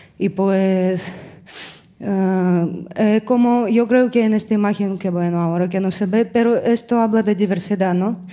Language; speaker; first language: Spanish; non-native, fluent; Russian